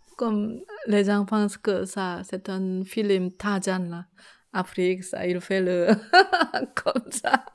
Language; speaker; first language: French; non-native, learner; Korean